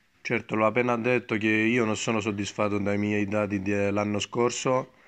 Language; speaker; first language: Italian; non-native, fluent; Greek